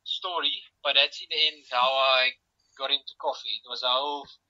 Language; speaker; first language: English; non-native, local second language; Afrikaans